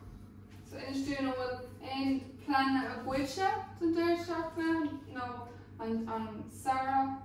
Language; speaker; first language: Irish; non-native, local second language; English